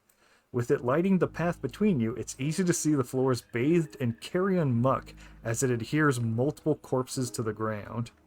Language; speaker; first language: English; native; English